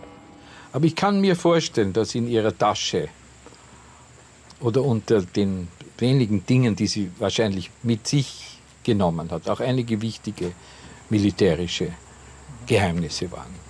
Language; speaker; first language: German; native; German